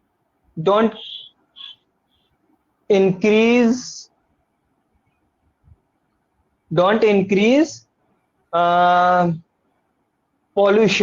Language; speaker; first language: English; non-native, learner; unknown